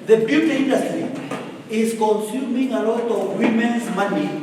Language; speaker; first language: English; non-native, local second language; Swahili